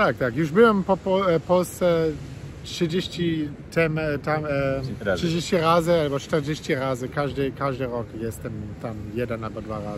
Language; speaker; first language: Polish; early bilingual, heritage; German